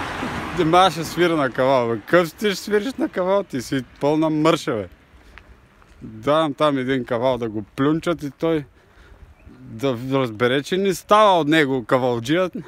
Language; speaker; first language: Bulgarian; native; Bulgarian